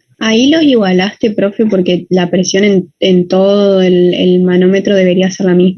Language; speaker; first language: Spanish; native; Spanish